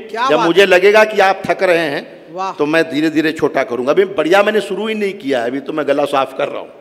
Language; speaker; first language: Hindi; native; Hindi